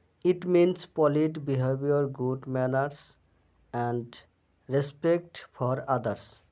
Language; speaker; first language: English; non-native, local second language; Bangla